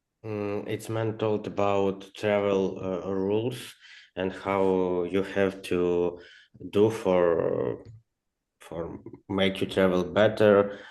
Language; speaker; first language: English; non-native, learner; Ukrainian